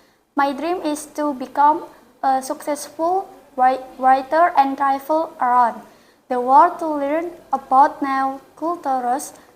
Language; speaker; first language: English; non-native, learner; Indonesian